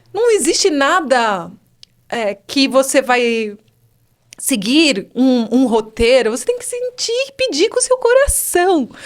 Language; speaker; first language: Portuguese; native; Portuguese